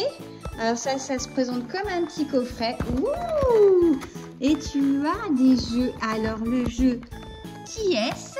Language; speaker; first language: French; native; French